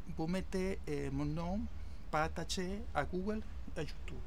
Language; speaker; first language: French; non-native, learner; Spanish